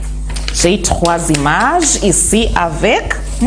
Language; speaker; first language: French; non-native, fluent; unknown